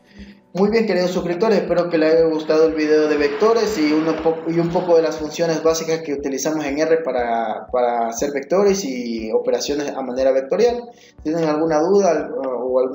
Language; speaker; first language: Spanish; native; Spanish